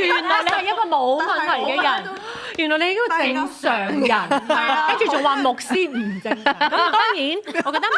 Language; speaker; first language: Cantonese; native; Cantonese